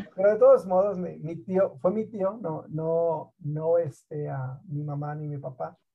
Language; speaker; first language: Spanish; native; Spanish